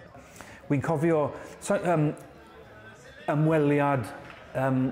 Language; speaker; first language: Welsh; non-native, learner; English